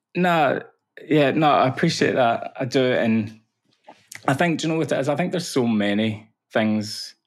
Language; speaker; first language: English; native; English